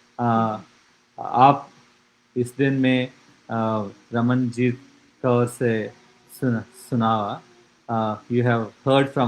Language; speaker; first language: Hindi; non-native, local second language; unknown